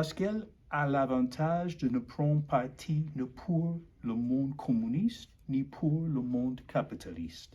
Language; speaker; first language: French; non-native, learner; English